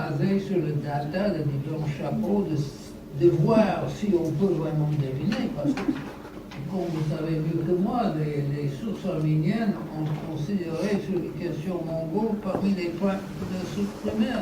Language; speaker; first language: French; non-native, fluent; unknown